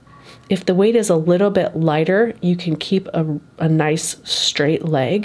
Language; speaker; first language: English; native; English